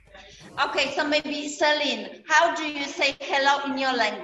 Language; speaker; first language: English; non-native, fluent; Polish